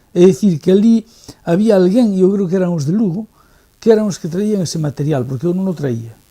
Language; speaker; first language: Galician; native; Galician